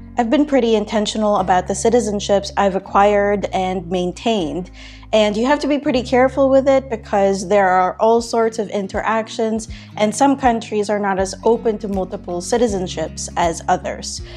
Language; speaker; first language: English; non-native, local second language; Filipino